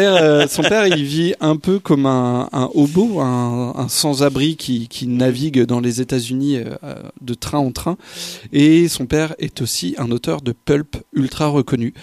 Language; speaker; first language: French; native; French